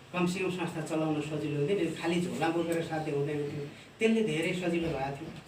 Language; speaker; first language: Nepali; non-native, local second language; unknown